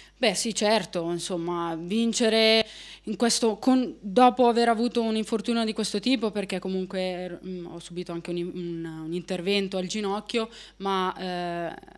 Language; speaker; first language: Italian; native; Italian